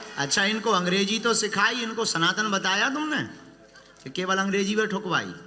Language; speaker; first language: Hindi; native; Hindi